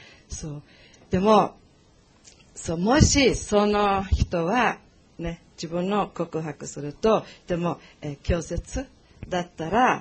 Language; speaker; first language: Japanese; non-native, learner; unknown